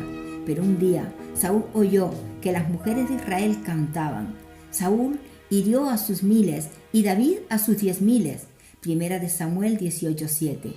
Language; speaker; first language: Spanish; native; Spanish